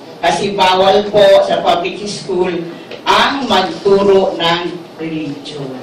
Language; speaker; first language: Filipino; non-native, local second language; Waray